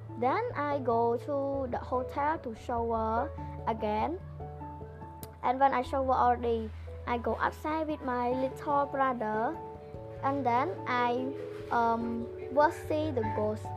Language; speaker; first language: English; non-native, learner; Khmer